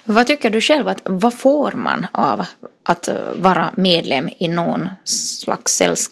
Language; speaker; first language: Swedish; non-native, local second language; Finnish